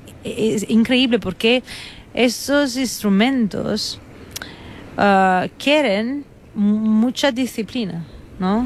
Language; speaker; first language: Spanish; non-native, fluent; Italian